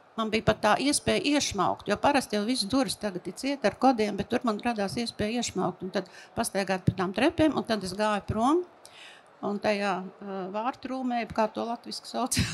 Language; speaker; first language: Latvian; native; Latvian